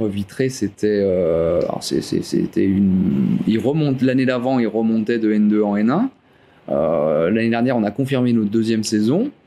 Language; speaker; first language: French; native; French